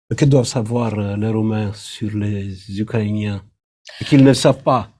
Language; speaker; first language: French; non-native, fluent; Romanian